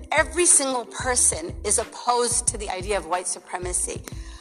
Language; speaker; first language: English; early bilingual, other home language; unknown